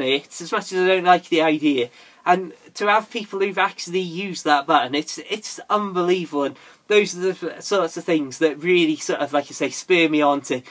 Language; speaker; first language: English; native; English